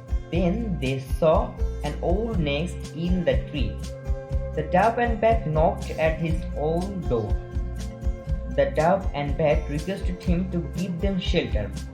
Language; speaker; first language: English; non-native, local second language; Bangla